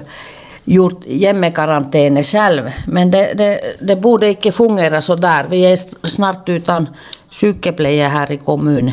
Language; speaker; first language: Swedish; non-native, local second language; Finnish